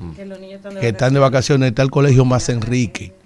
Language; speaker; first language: Spanish; native; Spanish